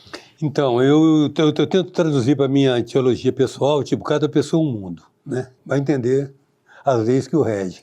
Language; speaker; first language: Portuguese; native; Portuguese